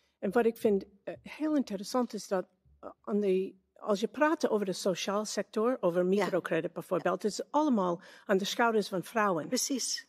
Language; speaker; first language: Dutch; non-native, learner; English